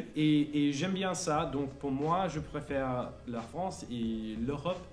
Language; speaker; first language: French; non-native, fluent; English